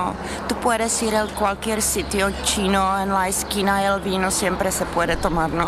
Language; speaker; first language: Spanish; non-native, learner; Czech